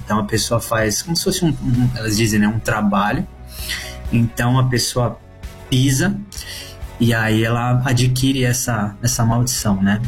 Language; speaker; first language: Portuguese; native; Portuguese